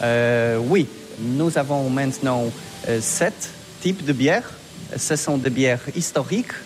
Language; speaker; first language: French; non-native, learner; Polish